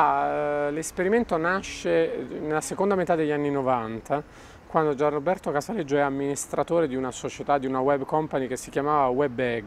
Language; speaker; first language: Italian; native; Italian